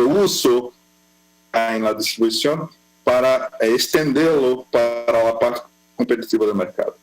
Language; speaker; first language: Spanish; non-native, fluent; Portuguese